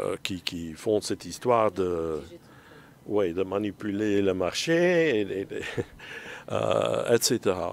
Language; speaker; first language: French; non-native, fluent; Dutch